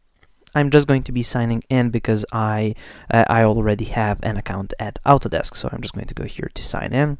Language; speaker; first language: English; non-native, fluent; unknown